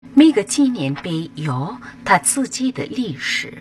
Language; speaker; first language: Chinese; non-native, learner; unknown